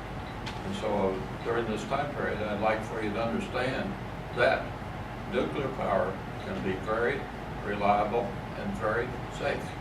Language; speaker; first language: English; native; English